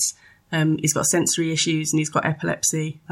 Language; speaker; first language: English; native; English